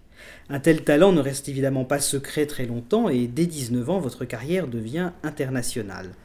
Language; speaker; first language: French; native; French